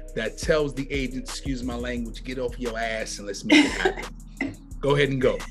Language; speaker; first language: English; native; English